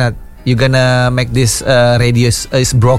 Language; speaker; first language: English; non-native, local second language; Indonesian